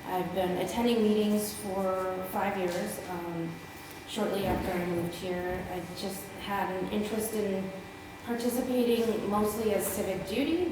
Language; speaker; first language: English; native; English